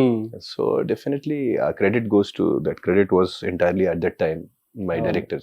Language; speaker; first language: Telugu; non-native, local second language; Hindi